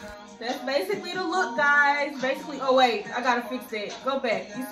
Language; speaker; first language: English; native; English